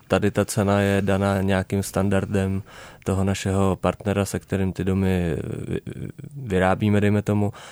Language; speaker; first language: Czech; native; Czech